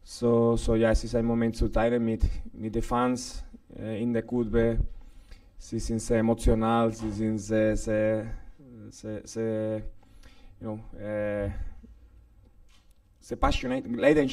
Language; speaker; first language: German; non-native, learner; Spanish